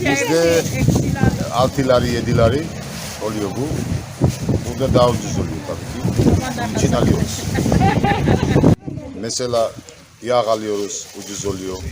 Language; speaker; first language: Turkish; non-native, learner; Georgian